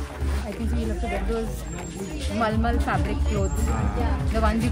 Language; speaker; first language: English; non-native, local second language; Hindi